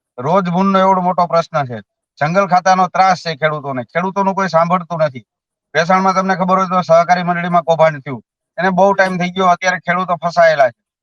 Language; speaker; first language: Gujarati; native; Gujarati